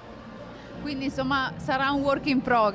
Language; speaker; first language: Italian; native; Italian